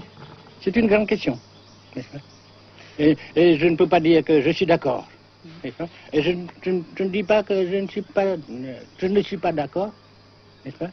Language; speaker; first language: French; non-native, local second language; Vietnamese